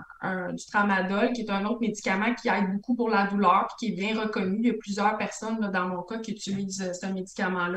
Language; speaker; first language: French; native; French